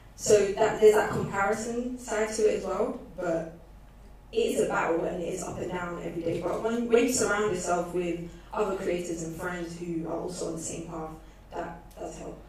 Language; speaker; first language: English; early bilingual, other home language; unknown